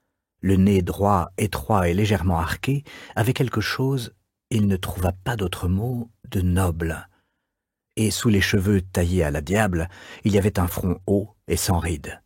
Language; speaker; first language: French; native; French